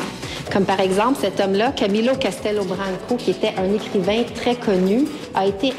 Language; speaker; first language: French; native; French